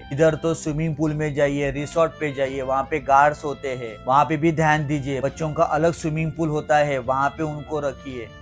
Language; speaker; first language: Hindi; non-native, local second language; Marathi